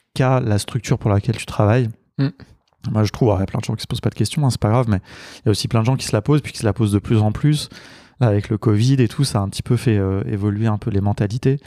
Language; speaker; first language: French; native; French